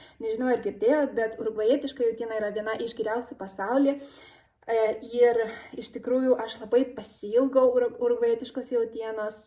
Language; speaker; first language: Lithuanian; early bilingual, other home language; Spanish